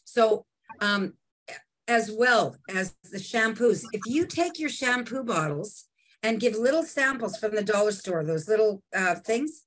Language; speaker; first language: English; native; English